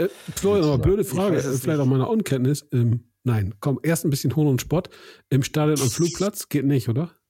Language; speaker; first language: German; native; German